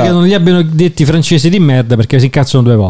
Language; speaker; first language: Italian; native; Italian